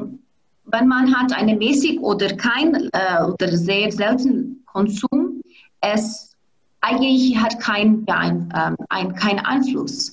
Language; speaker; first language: German; non-native, fluent; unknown